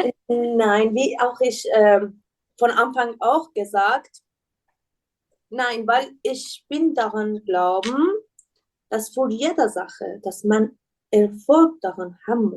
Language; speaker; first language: German; non-native, learner; Persian